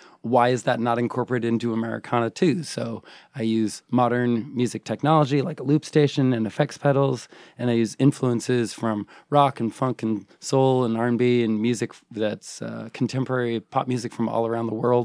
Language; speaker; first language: English; native; English